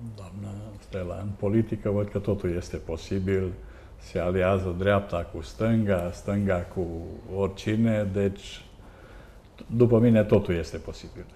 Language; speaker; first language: Romanian; non-native, local second language; Hungarian